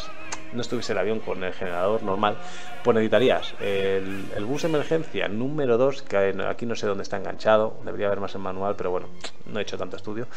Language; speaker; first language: Spanish; native; Spanish